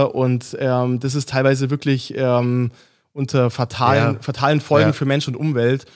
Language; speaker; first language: German; native; German